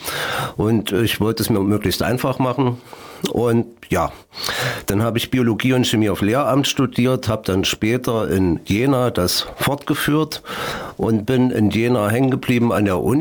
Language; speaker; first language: German; native; German